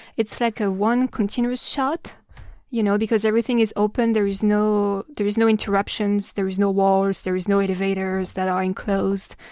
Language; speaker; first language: English; non-native, fluent; French